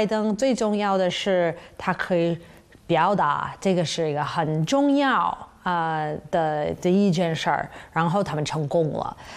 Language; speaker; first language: Chinese; non-native, fluent; English